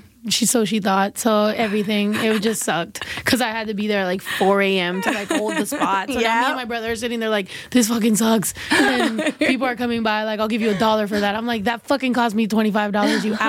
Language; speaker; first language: English; early bilingual, other home language; Spanish